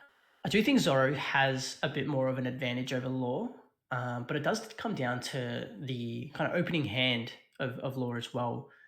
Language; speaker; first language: English; native; English